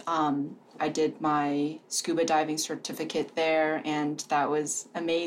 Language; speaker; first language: English; native; English